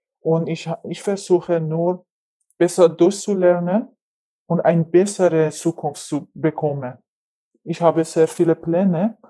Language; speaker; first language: German; non-native, learner; Persian